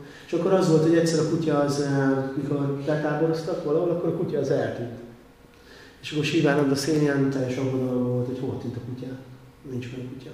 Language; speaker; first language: Hungarian; native; Hungarian